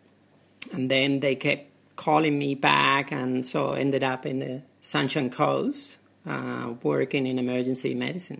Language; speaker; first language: English; non-native, fluent; Spanish